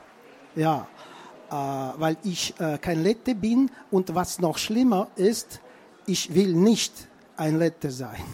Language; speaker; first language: German; non-native, fluent; Russian